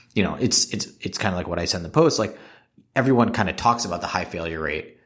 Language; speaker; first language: English; native; English